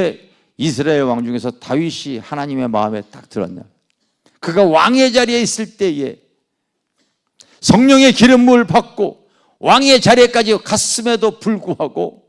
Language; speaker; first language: Korean; native; Korean